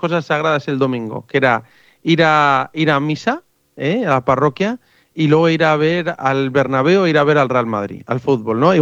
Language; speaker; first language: Spanish; native; Spanish